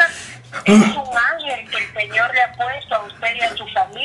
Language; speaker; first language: Spanish; native; Spanish